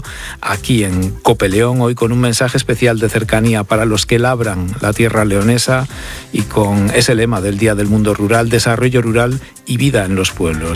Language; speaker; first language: Spanish; native; Spanish